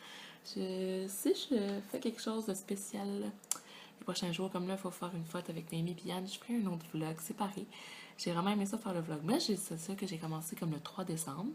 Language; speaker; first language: French; native; French